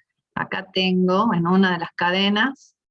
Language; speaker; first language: Spanish; native; Spanish